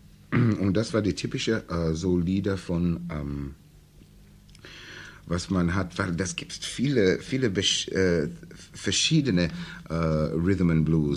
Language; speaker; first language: German; non-native, learner; English